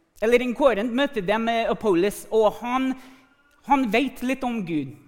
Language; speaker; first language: Norwegian; non-native, fluent; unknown